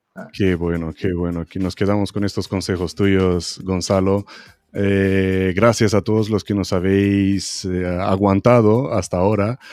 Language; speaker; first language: Spanish; non-native, fluent; Hebrew